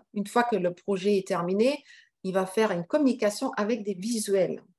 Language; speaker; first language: French; non-native, fluent; German